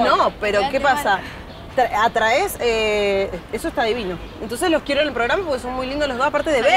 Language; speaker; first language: Spanish; native; Spanish